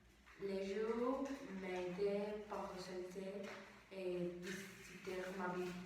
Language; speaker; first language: French; non-native, learner; Spanish